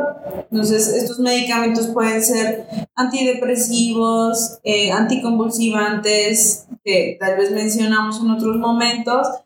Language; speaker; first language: Spanish; native; Spanish